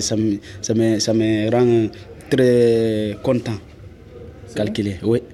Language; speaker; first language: French; non-native, local second language; Fula